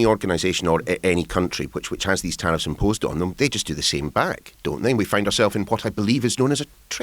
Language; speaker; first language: English; native; English